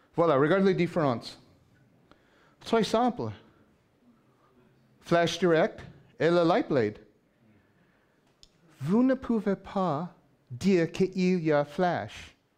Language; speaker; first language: French; non-native, learner; English